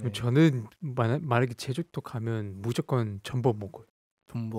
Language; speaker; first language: Korean; non-native, fluent; Chinese